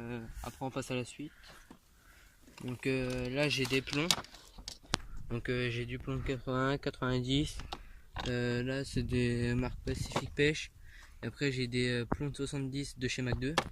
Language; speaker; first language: French; native; French